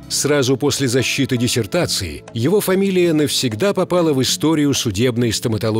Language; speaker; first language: Russian; native; Russian